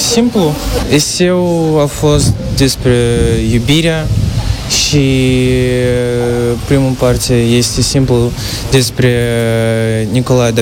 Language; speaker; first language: Romanian; non-native, learner; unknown